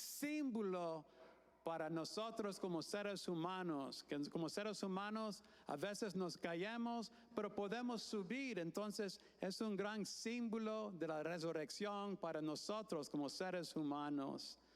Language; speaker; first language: Spanish; non-native, fluent; English